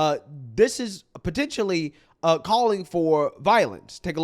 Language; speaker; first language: English; native; English